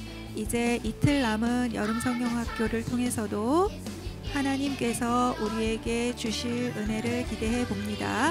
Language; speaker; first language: Korean; native; Korean